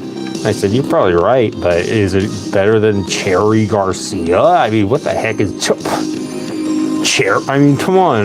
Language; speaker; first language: English; native; English